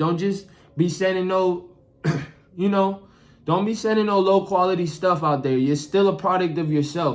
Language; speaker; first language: English; native; English